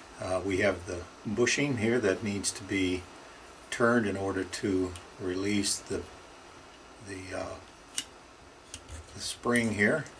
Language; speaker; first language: English; native; English